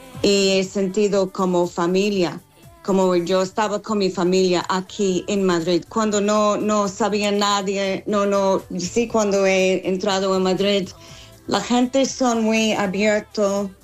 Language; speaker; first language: Spanish; non-native, learner; English